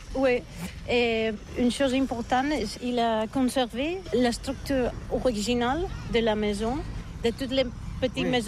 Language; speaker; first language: French; non-native, learner; Catalan